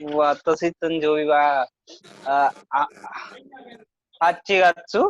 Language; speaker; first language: Japanese; non-native, learner; Hindi